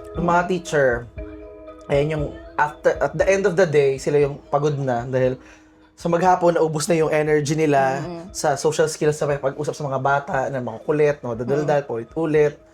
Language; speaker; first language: Filipino; native; Filipino